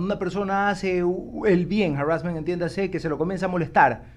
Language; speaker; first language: Spanish; native; Spanish